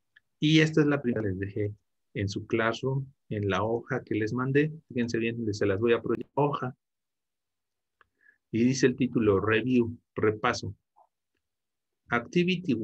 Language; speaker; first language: Spanish; native; Spanish